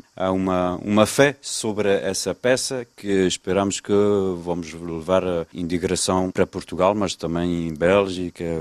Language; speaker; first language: Portuguese; early bilingual, other home language; French